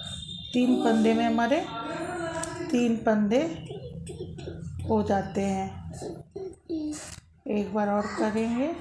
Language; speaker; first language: Hindi; native; Hindi